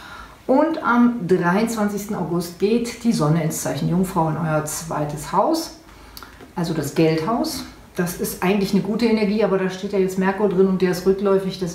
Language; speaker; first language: German; native; German